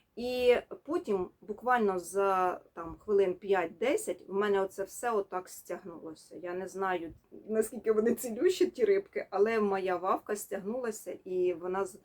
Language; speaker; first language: Ukrainian; native; Ukrainian